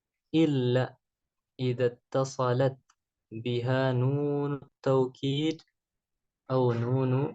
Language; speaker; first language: Arabic; non-native, fluent; Indonesian